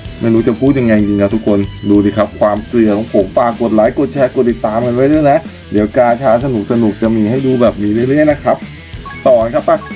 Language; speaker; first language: Thai; native; Thai